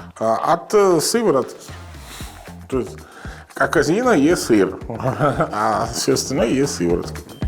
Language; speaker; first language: Ukrainian; non-native, learner; Italian